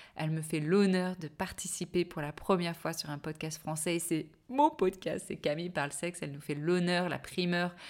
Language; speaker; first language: French; native; French